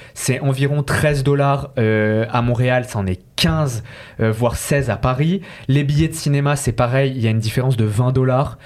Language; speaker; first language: French; native; French